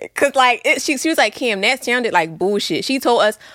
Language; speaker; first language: English; native; English